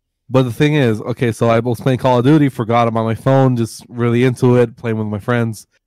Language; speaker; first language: English; non-native, local second language; Spanish